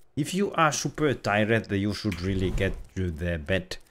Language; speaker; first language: English; non-native, fluent; Finnish